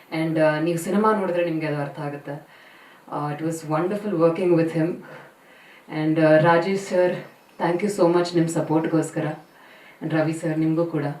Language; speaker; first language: Kannada; native; Kannada